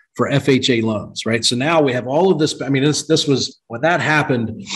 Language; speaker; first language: English; native; English